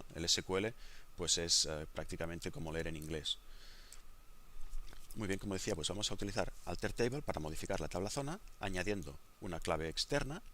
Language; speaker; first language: Spanish; native; Spanish